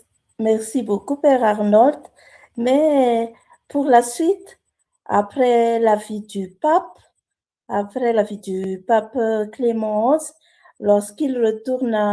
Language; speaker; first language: French; non-native, local second language; Malagasy